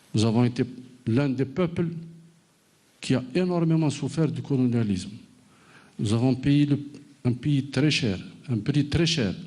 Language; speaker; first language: French; non-native, local second language; Arabic